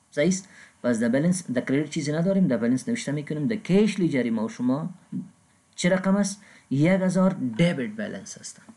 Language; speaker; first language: Persian; non-native, local second language; Pashto